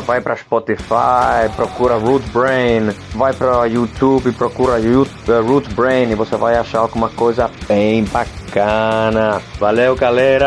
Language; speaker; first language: Portuguese; non-native, learner; Finnish